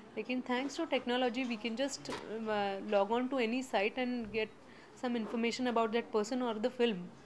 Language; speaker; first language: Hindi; non-native, local second language; Marathi